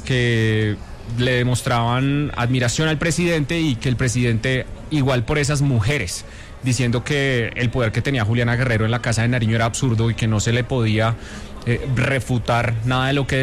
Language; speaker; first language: Spanish; native; Spanish